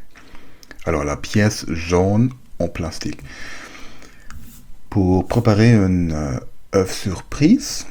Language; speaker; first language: French; non-native, learner; German